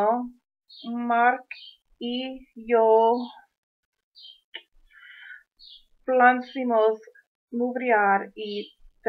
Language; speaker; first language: Spanish; non-native, learner; English